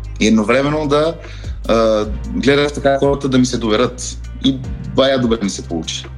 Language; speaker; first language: Bulgarian; early bilingual, heritage; Bulgarian